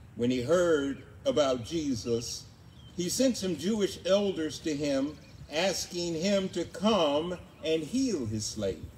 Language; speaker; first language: English; native; English